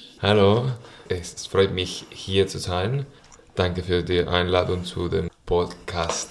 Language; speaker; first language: German; non-native, learner; Spanish